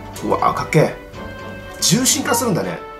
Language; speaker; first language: Japanese; native; Japanese